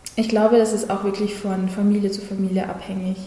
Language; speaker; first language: German; early bilingual, other home language; Russian